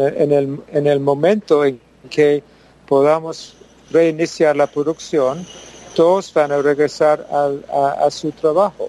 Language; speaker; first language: Spanish; non-native, fluent; English